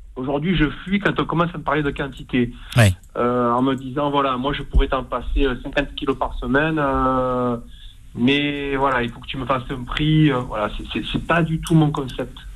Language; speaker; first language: French; native; French